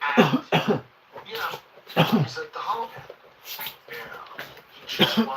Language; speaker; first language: English; native; English